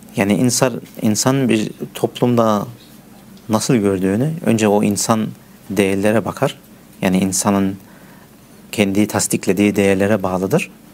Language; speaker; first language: Turkish; early bilingual, heritage; Turkish